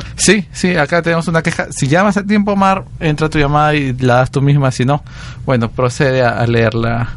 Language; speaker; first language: Spanish; native; Spanish